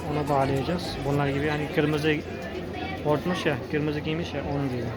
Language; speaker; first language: Turkish; non-native, fluent; Hindi